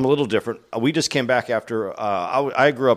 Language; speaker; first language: English; native; English